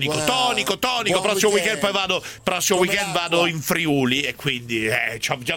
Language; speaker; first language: Italian; native; Italian